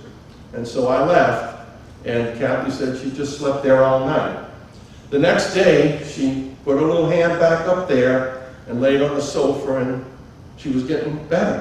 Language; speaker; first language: English; native; English